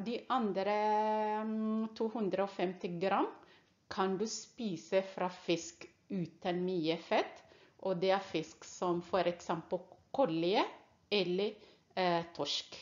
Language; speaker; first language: Norwegian; non-native, fluent; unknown